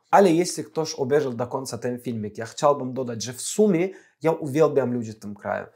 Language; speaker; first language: Polish; non-native, fluent; Azerbaijani